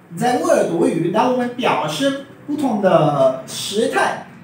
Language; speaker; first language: Chinese; non-native, fluent; Urdu